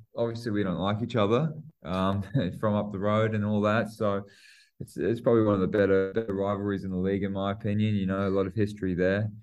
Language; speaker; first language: English; native; English